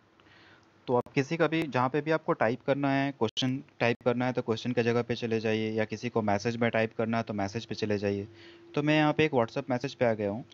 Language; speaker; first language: Hindi; native; Hindi